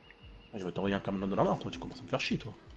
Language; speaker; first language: French; native; French